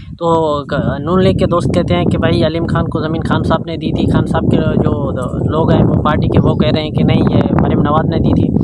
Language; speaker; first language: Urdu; non-native, local second language; Sindhi